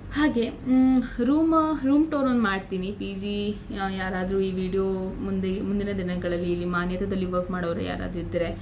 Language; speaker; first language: Kannada; non-native, local second language; Konkani